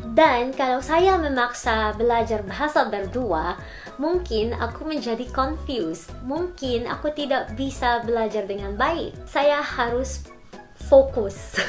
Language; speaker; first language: Indonesian; non-native, learner; Filipino